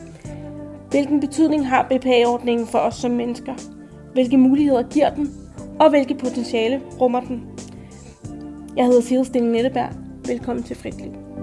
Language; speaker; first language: Danish; native; Danish